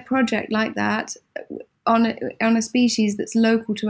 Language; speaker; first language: English; native; English